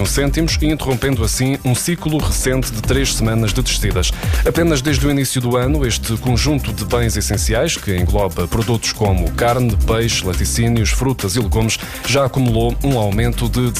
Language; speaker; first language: Portuguese; native; Portuguese